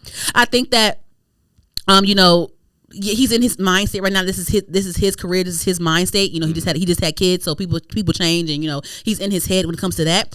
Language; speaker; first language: English; native; English